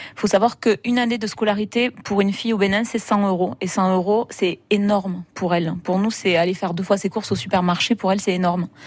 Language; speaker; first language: French; native; French